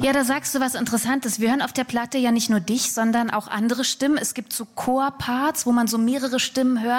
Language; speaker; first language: German; native; German